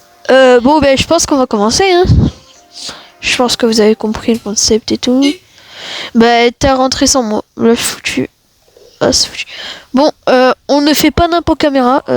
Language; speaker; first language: French; native; French